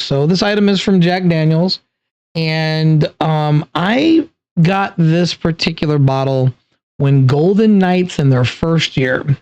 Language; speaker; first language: English; native; English